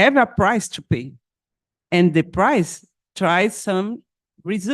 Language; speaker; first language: English; non-native, learner; Portuguese